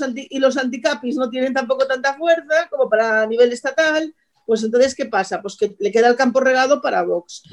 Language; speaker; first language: Spanish; native; Spanish